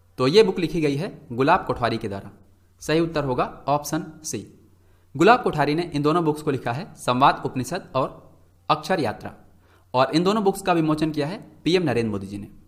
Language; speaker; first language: Hindi; native; Hindi